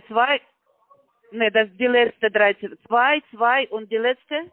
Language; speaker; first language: German; non-native, learner; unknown